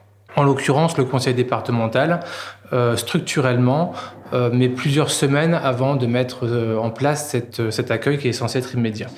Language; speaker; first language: French; native; French